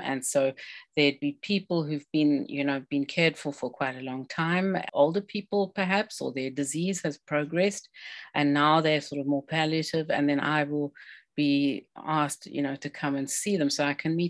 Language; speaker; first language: English; native; English